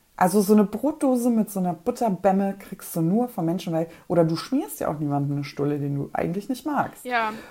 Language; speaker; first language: German; early bilingual, other home language; Polish